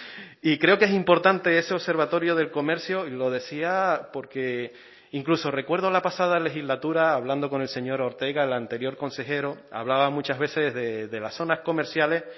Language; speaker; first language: Spanish; native; Spanish